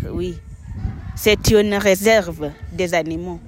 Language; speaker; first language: French; non-native, learner; Swahili